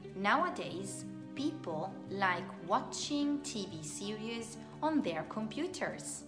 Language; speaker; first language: English; non-native, fluent; Italian